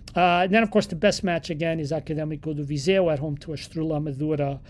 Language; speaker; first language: English; native; English